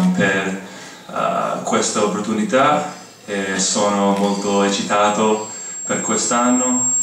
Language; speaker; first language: Italian; non-native, learner; English